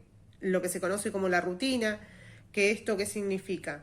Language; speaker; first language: Spanish; native; Spanish